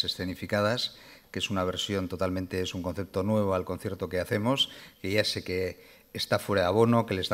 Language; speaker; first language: Spanish; native; Spanish